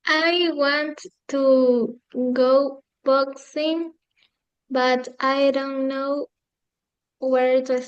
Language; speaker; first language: English; non-native, learner; Spanish